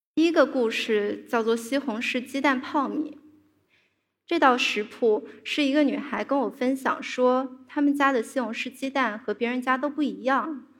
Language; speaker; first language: Chinese; native; Chinese